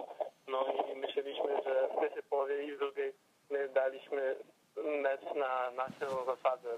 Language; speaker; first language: Polish; early bilingual, heritage; English